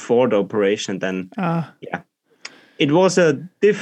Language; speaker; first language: English; non-native, learner; German